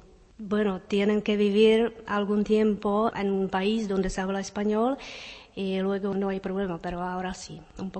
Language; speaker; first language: Spanish; non-native, fluent; Czech